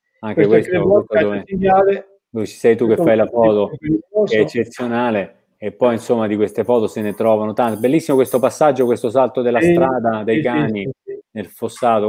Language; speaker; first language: Italian; native; Italian